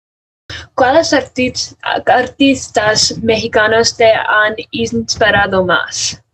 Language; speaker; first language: Spanish; non-native, learner; English